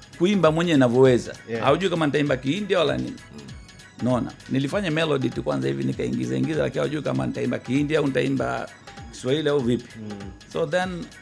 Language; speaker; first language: Swahili; native; Swahili